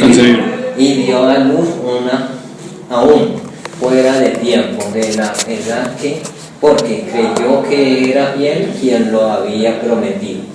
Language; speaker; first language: Spanish; native; Spanish